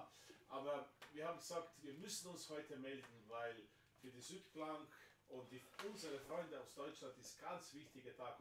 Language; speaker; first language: German; non-native, fluent; Slovenian